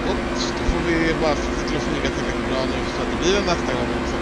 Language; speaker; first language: Swedish; native; Swedish